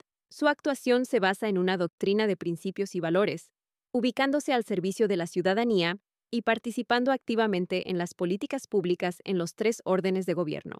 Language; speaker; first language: Spanish; native; Spanish